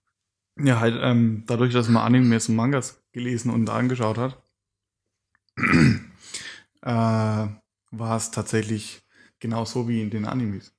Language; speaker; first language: German; native; German